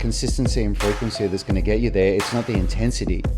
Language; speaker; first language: English; native; English